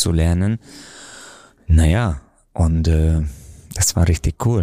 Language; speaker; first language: German; non-native, fluent; Romanian